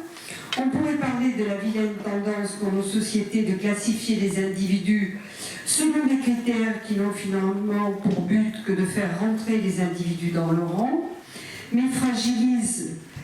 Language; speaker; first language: French; native; French